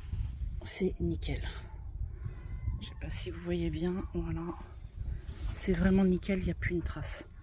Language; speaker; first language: French; native; French